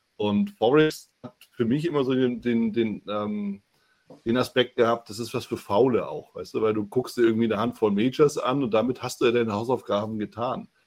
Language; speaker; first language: German; native; German